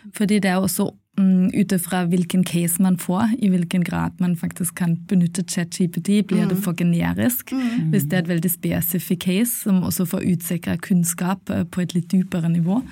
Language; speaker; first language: Norwegian; non-native, fluent; German